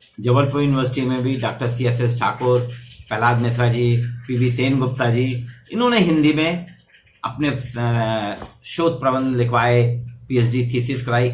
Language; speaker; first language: Hindi; native; Hindi